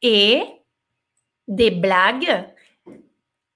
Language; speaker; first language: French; non-native, fluent; Portuguese